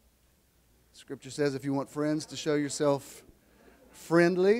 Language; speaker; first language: English; native; English